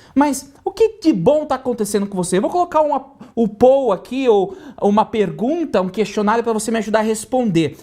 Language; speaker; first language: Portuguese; native; Portuguese